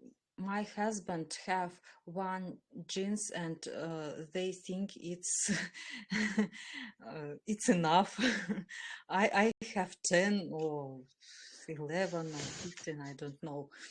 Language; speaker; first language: English; non-native, learner; Russian